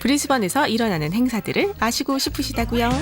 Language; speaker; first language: Korean; native; Korean